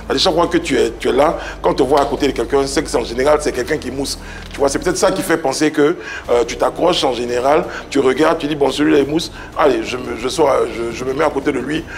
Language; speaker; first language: French; native; French